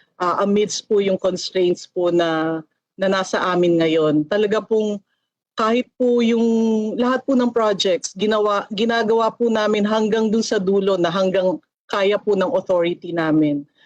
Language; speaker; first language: Filipino; native; Filipino